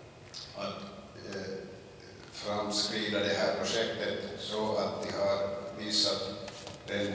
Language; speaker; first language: Swedish; non-native, local second language; Finnish